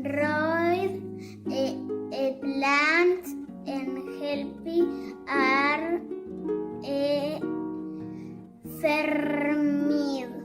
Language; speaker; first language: Welsh; non-native, learner; Spanish